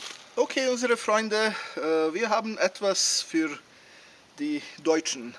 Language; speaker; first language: German; non-native, fluent; Serbian